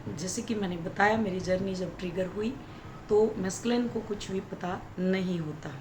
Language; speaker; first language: Hindi; native; Hindi